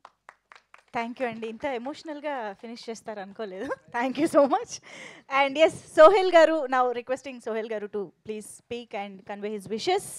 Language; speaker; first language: Telugu; native; Telugu